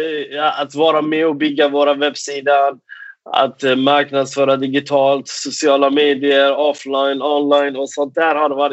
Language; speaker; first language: Swedish; non-native, fluent; Persian